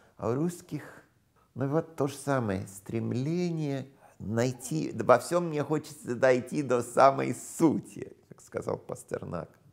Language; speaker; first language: Russian; non-native, fluent; English